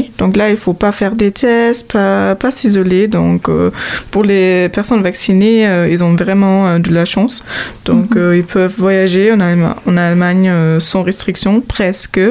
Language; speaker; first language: French; non-native, fluent; German